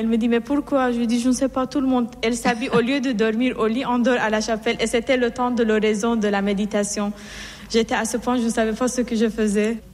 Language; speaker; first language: French; non-native, fluent; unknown